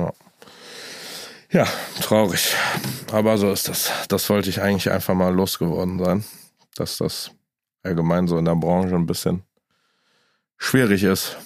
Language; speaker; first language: German; native; German